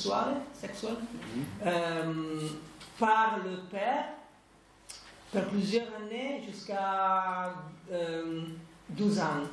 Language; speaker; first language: French; non-native, fluent; Italian